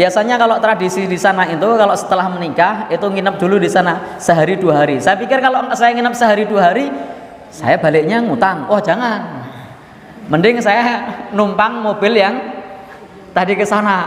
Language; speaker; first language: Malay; non-native, local second language; Javanese